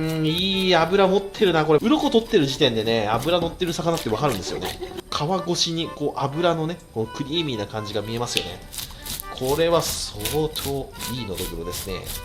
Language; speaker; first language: Japanese; native; Japanese